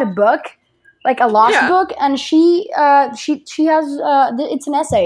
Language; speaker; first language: English; non-native, fluent; Spanish